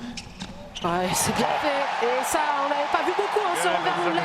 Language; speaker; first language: French; native; French